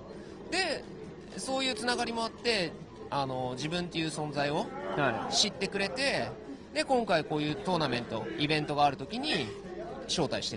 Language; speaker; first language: Japanese; native; Japanese